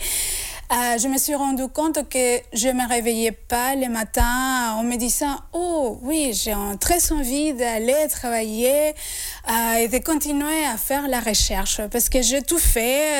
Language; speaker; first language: French; non-native, fluent; Spanish